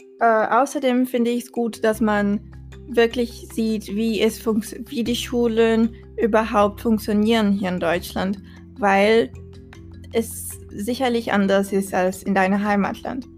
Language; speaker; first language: German; non-native, fluent; Portuguese